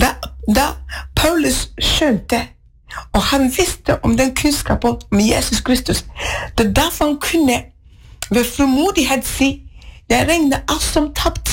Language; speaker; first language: Norwegian; non-native, fluent; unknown